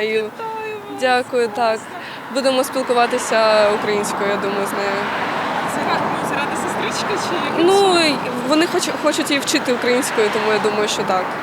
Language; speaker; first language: Ukrainian; non-native, local second language; Russian